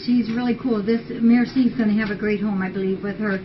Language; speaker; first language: English; native; English